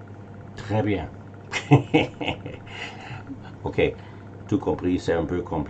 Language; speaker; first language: French; non-native, learner; German